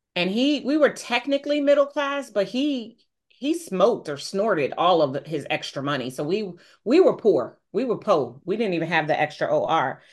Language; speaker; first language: English; native; English